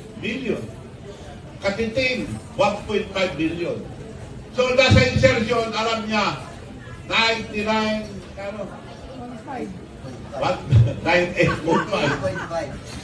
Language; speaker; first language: Filipino; non-native, local second language; Iloko